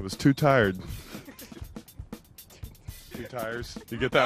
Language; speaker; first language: English; native; English